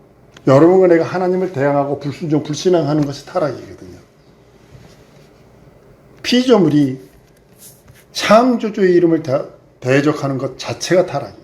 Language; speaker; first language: Korean; native; Korean